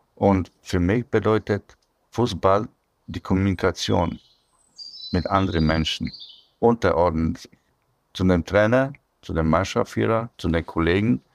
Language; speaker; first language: German; non-native, fluent; Polish